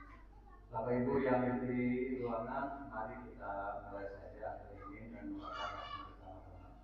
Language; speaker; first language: Indonesian; native; Indonesian